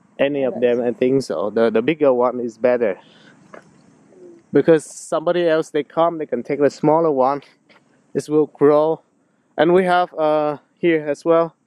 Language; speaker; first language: English; non-native, fluent; Vietnamese